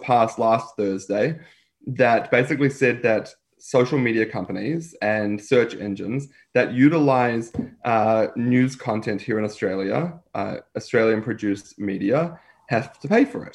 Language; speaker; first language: English; native; English